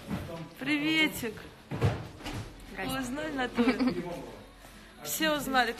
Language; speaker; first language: Russian; native; Russian